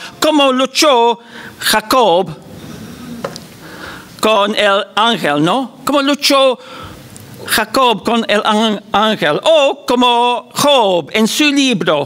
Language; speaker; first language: Spanish; non-native, fluent; English